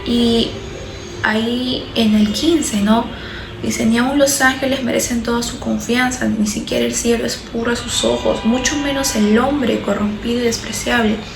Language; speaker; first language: Spanish; native; Spanish